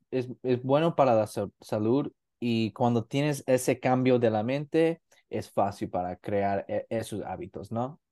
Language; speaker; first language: Spanish; non-native, learner; English